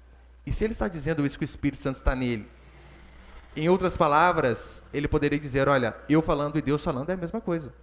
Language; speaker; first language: Portuguese; native; Portuguese